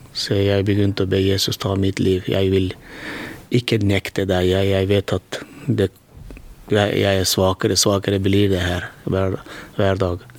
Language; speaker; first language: Norwegian; non-native, fluent; Turkmen